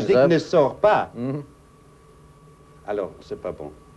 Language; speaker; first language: French; non-native, fluent; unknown